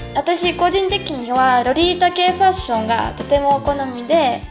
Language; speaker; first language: Japanese; non-native, fluent; Bulgarian